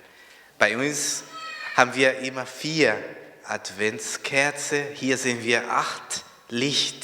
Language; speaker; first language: German; non-native, fluent; Portuguese